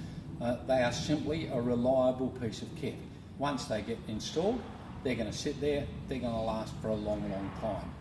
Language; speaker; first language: English; native; English